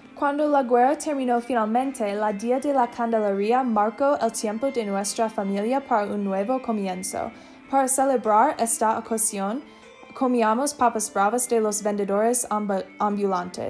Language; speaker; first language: Spanish; non-native, learner; English